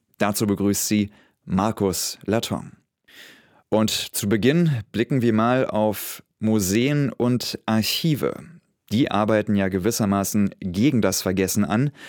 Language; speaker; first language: German; native; German